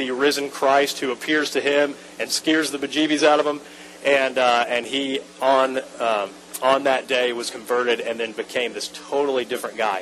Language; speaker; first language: English; native; English